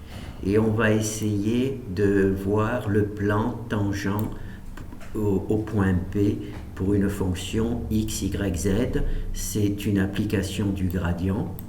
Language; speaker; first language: French; native; French